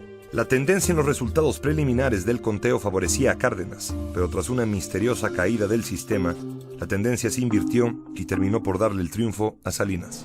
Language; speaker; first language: Spanish; native; Spanish